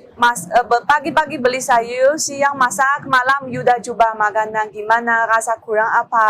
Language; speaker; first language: Indonesian; non-native, learner; Chinese